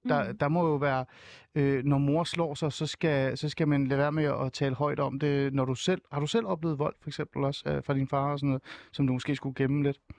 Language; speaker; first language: Danish; early bilingual, other home language; Persian